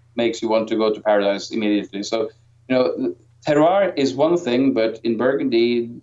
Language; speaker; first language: English; non-native, fluent; Norwegian